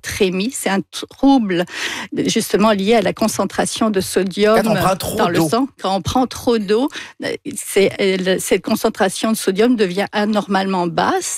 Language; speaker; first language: French; native; French